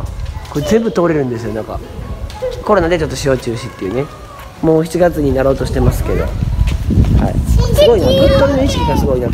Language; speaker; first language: Japanese; native; Japanese